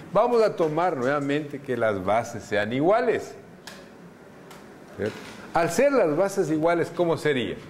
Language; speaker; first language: Spanish; native; Spanish